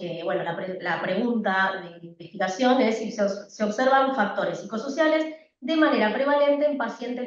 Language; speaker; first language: Spanish; native; Spanish